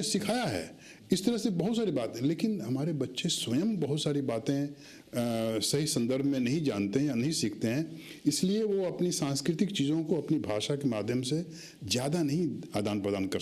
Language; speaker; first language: Hindi; native; Hindi